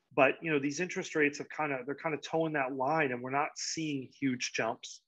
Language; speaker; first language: English; native; English